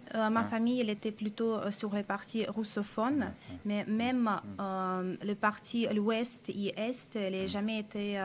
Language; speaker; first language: French; non-native, fluent; Russian